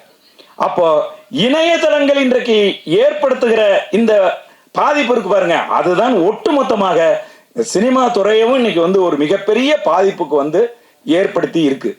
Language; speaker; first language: Tamil; native; Tamil